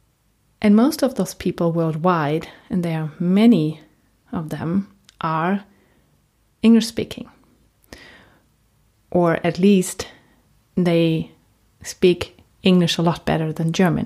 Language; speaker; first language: English; non-native, fluent; German